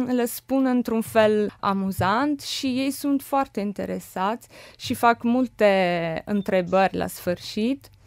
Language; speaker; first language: Romanian; non-native, fluent; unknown